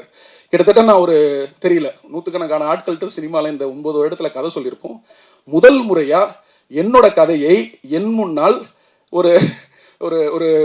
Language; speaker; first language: Tamil; native; Tamil